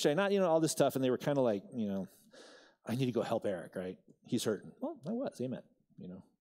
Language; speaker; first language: English; native; English